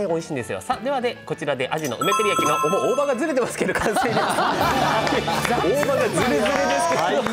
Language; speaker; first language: Japanese; native; Japanese